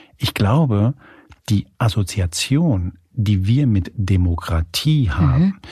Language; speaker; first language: German; early bilingual, other home language; Spanish